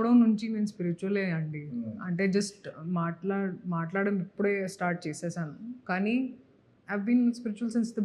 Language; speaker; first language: Telugu; non-native, fluent; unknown